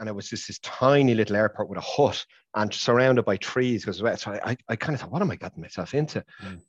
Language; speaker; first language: English; native; English